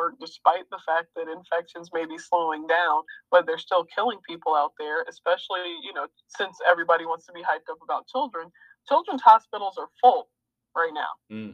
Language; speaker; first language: English; native; English